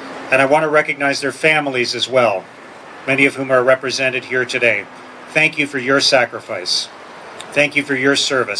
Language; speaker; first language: English; native; English